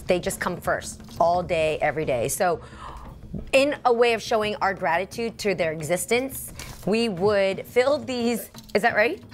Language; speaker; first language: English; early bilingual, other home language; Vietnamese